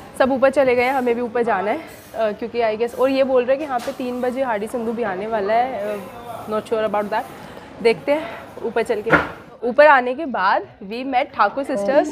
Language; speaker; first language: Hindi; native; Hindi